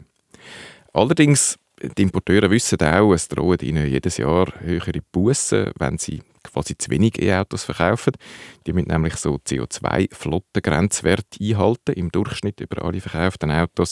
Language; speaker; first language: German; native; German